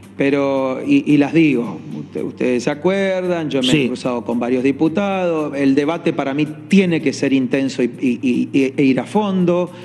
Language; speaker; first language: Spanish; native; Spanish